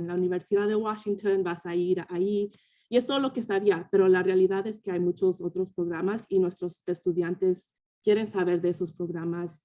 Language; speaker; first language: Spanish; early bilingual, heritage; Spanish